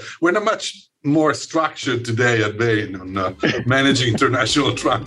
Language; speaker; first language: English; non-native, fluent; Italian